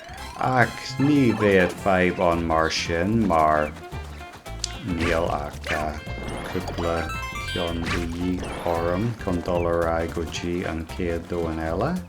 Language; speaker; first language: Irish; non-native, local second language; English